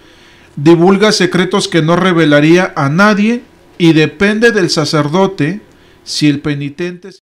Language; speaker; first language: Spanish; native; Spanish